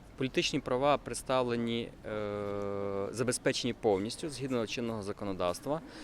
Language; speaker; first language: Ukrainian; native; Ukrainian